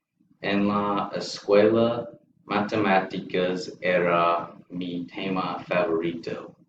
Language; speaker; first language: Spanish; non-native, learner; English